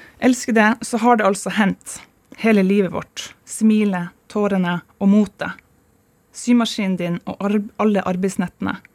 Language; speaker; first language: Norwegian; native; Norwegian